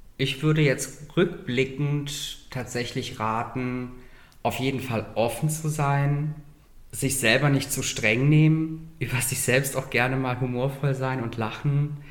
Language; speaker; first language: German; native; German